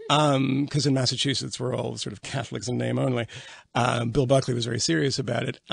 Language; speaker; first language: English; native; English